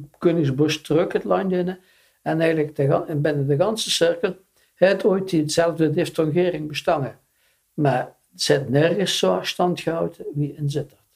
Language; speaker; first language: Dutch; non-native, local second language; Limburgish